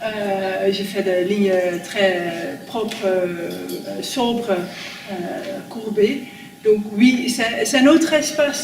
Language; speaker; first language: French; non-native, fluent; Dutch